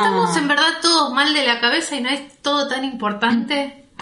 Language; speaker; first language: Spanish; native; Spanish